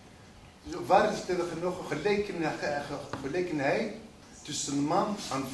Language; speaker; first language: Dutch; early bilingual, other home language; Riffian